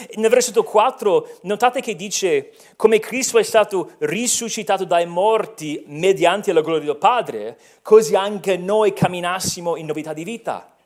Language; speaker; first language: Italian; non-native, fluent; English